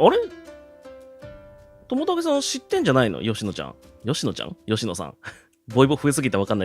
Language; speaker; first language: Japanese; native; Japanese